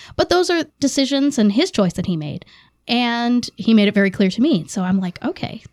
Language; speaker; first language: English; native; English